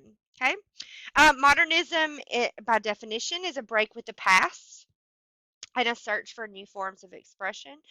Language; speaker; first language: English; native; English